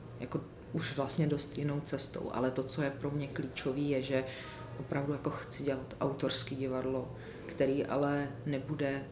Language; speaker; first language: Czech; native; Czech